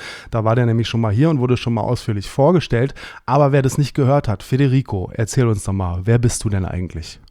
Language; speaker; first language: German; native; German